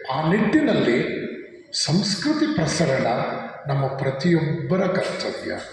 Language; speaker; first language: Kannada; non-native, local second language; Telugu